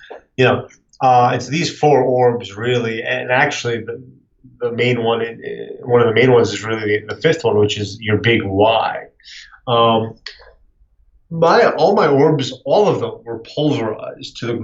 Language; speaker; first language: English; native; English